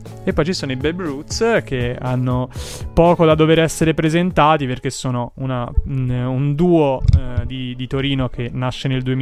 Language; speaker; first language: Italian; native; Italian